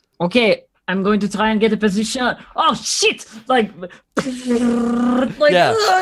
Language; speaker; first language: English; native; English